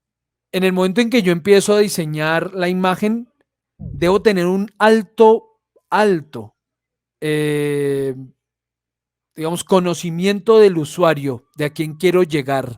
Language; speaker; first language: Spanish; native; Spanish